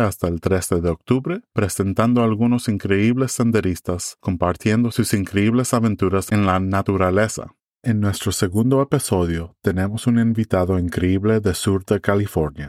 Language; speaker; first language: Spanish; early bilingual, heritage; English